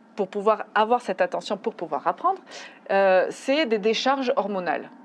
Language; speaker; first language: French; native; French